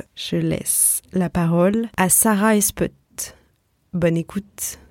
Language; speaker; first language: French; native; French